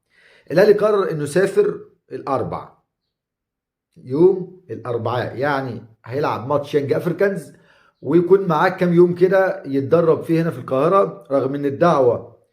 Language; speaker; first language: Arabic; native; Arabic